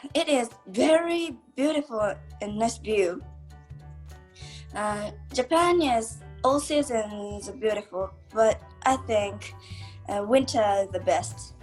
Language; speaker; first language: English; non-native, learner; Japanese